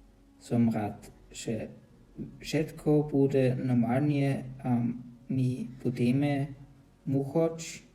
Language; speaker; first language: Slovak; non-native, learner; German